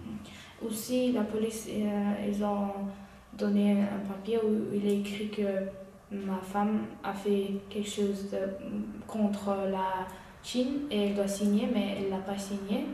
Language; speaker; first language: French; non-native, learner; Uyghur